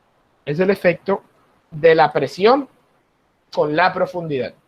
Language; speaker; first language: Spanish; native; Spanish